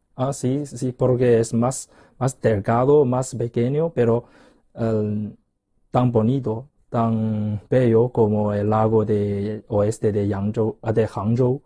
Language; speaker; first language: Spanish; non-native, fluent; Chinese